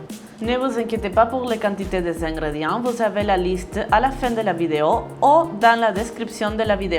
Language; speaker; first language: French; non-native, fluent; Spanish